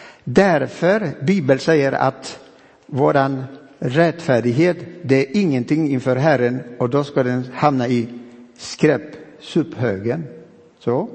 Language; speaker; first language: Swedish; non-native, fluent; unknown